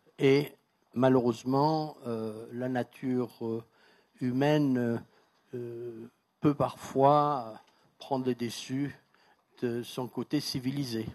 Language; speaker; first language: French; non-native, fluent; Persian